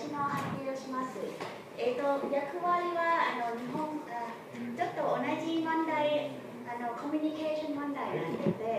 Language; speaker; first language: Japanese; non-native, fluent; Thai